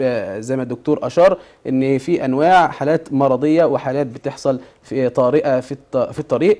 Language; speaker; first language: Arabic; native; Arabic